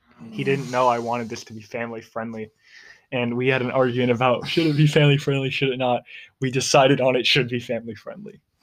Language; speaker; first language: English; native; English